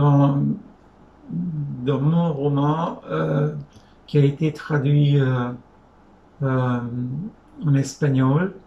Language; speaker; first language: French; non-native, fluent; Hungarian